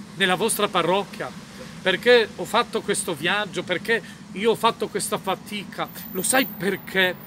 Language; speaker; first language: Italian; non-native, fluent; Polish